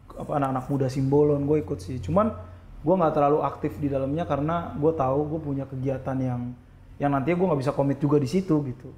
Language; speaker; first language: Indonesian; native; Indonesian